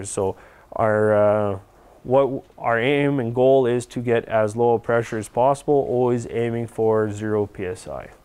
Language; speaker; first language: English; native; English